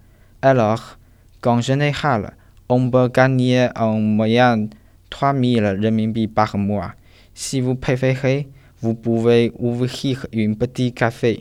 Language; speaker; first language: French; non-native, learner; Chinese